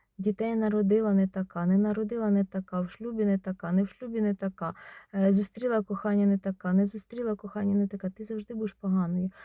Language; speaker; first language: Ukrainian; native; Ukrainian